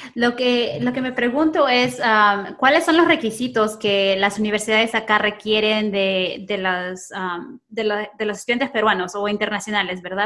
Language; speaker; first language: Spanish; early bilingual, other home language; English